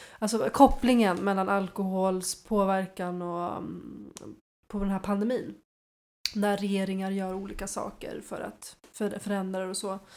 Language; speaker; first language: Swedish; native; Swedish